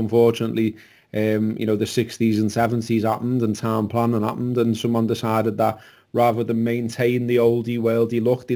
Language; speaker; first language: English; native; English